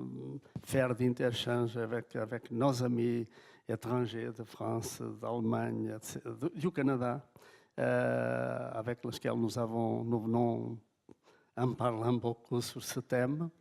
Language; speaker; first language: French; non-native, fluent; Portuguese